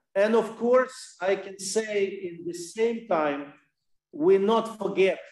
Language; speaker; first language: English; non-native, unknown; Ukrainian